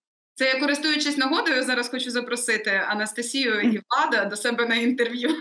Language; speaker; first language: Ukrainian; native; Ukrainian